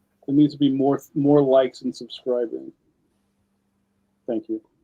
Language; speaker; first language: English; native; English